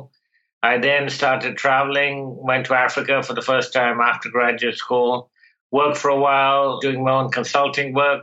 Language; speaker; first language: English; non-native, local second language; Bangla